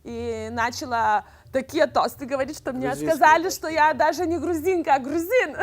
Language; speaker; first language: Russian; non-native, fluent; Lithuanian